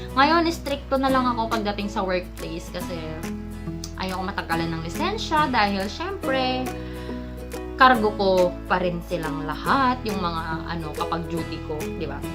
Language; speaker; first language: Filipino; non-native, local second language; Iloko